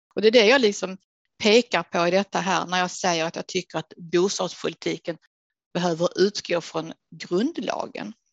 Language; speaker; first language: Swedish; native; Swedish